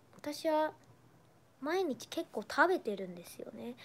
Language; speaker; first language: Japanese; non-native, fluent; Chinese